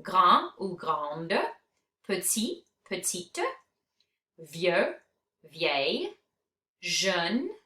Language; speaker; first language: French; non-native, fluent; English